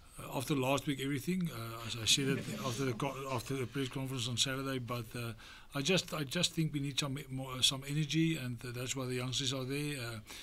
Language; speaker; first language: English; non-native, local second language; Afrikaans